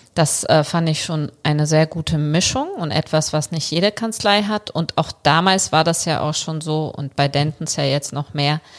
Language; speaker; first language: German; early bilingual, other home language; Bulgarian